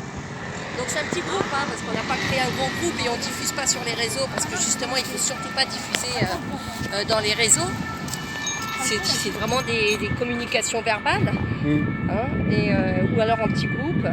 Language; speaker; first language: French; native; French